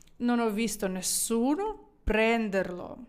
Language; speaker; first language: Italian; non-native, fluent; Ukrainian